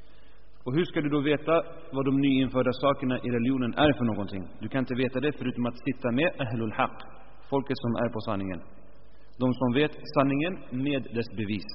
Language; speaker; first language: Swedish; early bilingual, other home language; Arabic